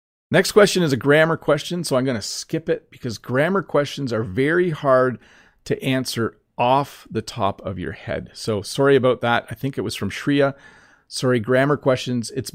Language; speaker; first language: English; native; English